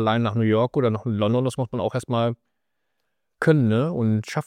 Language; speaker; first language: German; native; German